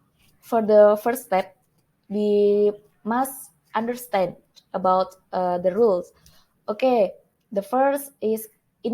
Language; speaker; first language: English; non-native, learner; Indonesian